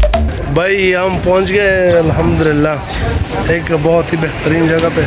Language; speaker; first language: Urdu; non-native, local second language; Pashto